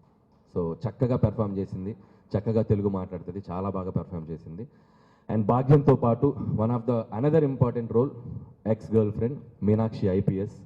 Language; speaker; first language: Telugu; native; Telugu